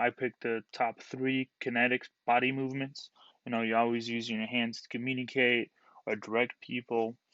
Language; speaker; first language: English; native; English